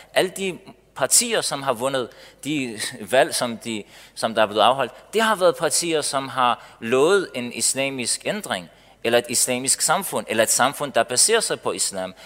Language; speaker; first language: Danish; early bilingual, other home language; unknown